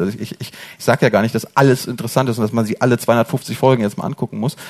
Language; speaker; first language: German; native; German